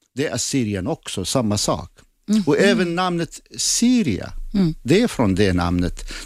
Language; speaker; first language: Swedish; non-native, fluent; Assyrian Neo-Aramaic